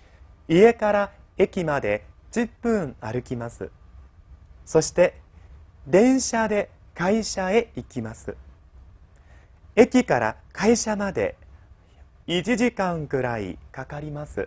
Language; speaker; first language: Japanese; non-native, fluent; Chinese